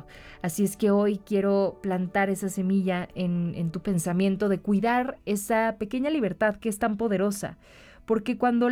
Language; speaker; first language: Spanish; native; Spanish